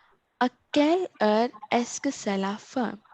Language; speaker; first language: French; non-native, learner; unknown